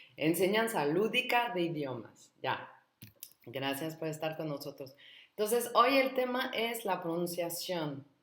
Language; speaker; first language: Spanish; non-native, fluent; French